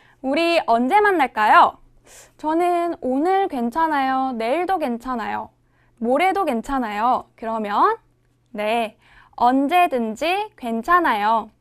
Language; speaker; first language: Korean; native; Korean